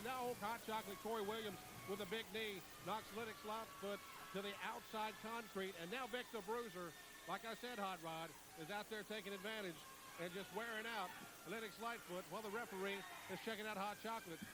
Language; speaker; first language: English; native; English